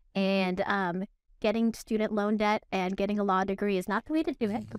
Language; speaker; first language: English; early bilingual, other home language; Filipino